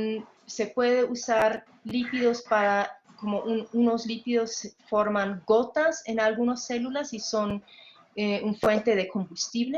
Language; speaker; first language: Spanish; non-native, fluent; English